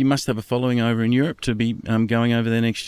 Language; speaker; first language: English; native; English